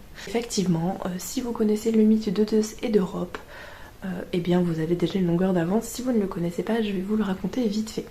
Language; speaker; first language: French; native; French